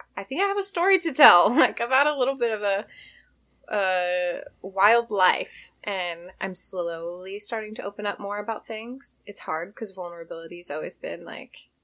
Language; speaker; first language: English; native; English